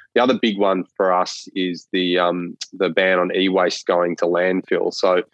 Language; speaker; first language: English; native; English